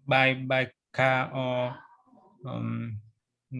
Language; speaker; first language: English; non-native, learner; Vietnamese